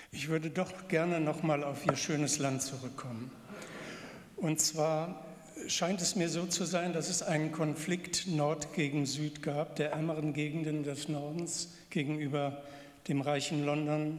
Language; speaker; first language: German; native; German